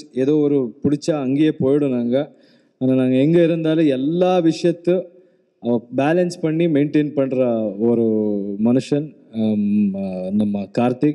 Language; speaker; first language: Tamil; non-native, learner; Kannada